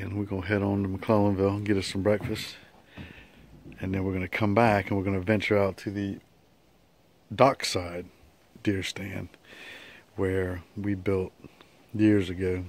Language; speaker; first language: English; native; English